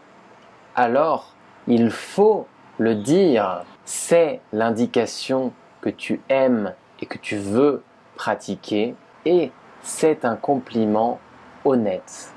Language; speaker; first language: French; native; French